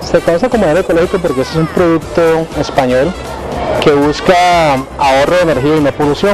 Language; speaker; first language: Spanish; native; Spanish